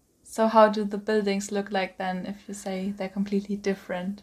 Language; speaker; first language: English; non-native, fluent; German